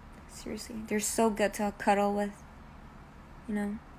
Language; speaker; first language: English; early bilingual, other home language; Korean